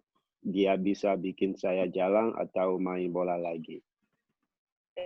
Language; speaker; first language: Indonesian; non-native, local second language; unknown